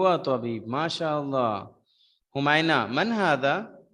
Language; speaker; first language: Arabic; non-native, fluent; Urdu